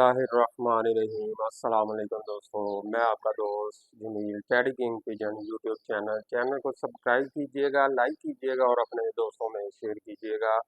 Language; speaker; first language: Hindi; non-native, local second language; Punjabi